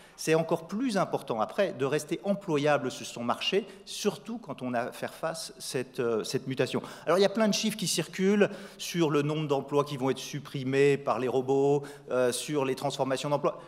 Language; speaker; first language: French; native; French